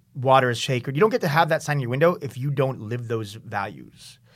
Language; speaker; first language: English; native; English